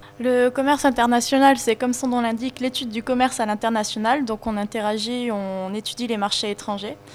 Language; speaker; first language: French; native; French